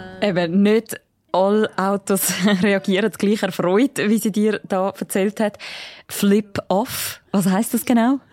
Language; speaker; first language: German; native; German